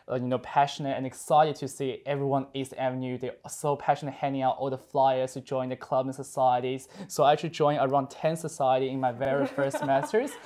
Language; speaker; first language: English; non-native, fluent; Chinese